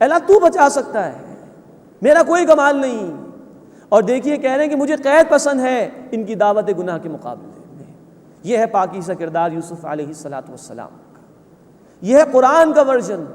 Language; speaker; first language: Urdu; native; Urdu